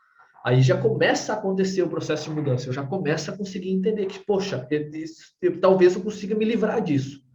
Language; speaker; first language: Portuguese; native; Portuguese